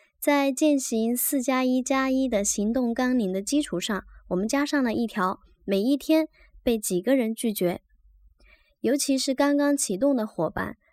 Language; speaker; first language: Chinese; native; Chinese